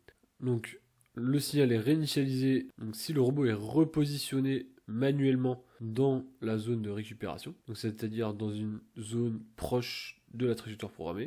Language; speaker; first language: French; native; French